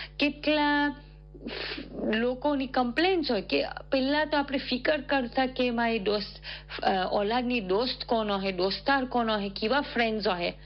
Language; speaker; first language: Gujarati; early bilingual, heritage; Gujarati